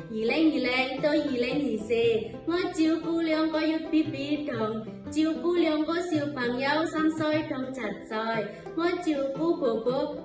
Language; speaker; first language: Cantonese; non-native, learner; Indonesian